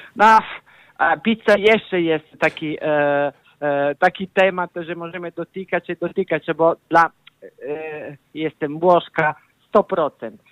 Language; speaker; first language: Polish; non-native, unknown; Italian